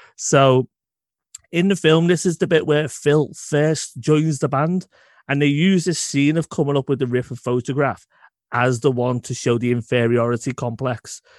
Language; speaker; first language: English; native; English